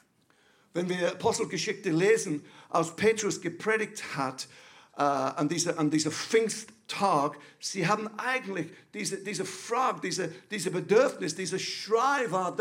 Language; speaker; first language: German; non-native, fluent; English